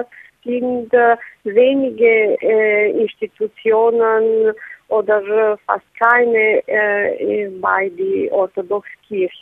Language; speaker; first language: German; non-native, learner; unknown